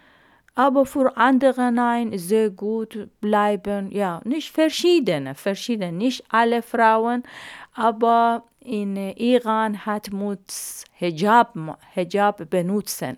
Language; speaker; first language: German; non-native, learner; Arabic